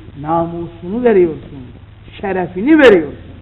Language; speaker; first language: Turkish; native; Turkish